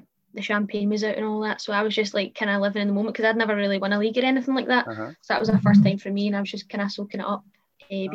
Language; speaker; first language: English; native; English